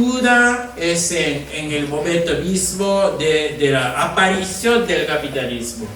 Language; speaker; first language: Spanish; non-native, fluent; Japanese